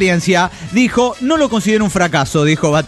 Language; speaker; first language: Spanish; native; Spanish